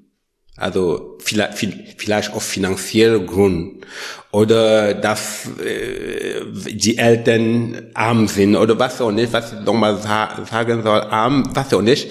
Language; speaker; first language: German; non-native, learner; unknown